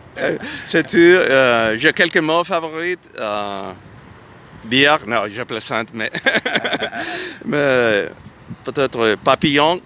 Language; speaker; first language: French; non-native, learner; Spanish